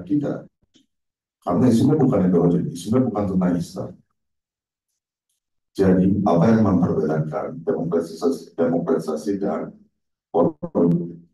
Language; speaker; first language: Indonesian; non-native, fluent; Turkish